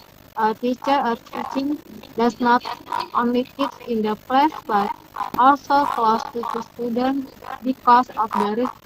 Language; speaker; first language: English; non-native, learner; Indonesian